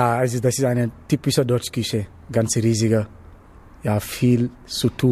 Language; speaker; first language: German; non-native, learner; Wolof